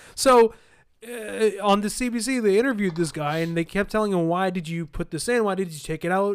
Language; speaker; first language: English; early bilingual, other home language; Arabic